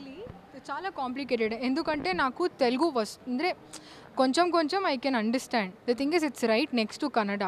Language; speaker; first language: Telugu; non-native, learner; Kannada